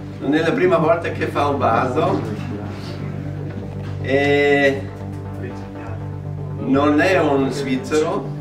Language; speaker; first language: Italian; non-native, local second language; German